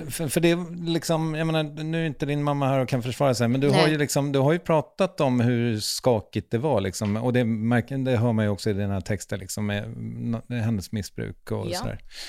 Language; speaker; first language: Swedish; native; Swedish